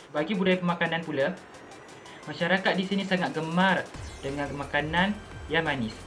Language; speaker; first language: Malay; native; Malay